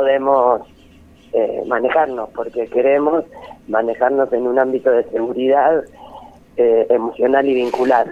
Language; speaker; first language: Spanish; native; Spanish